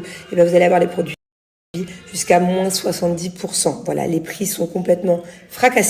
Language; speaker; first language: French; native; French